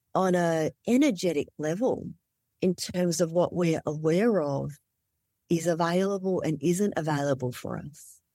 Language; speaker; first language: English; native; English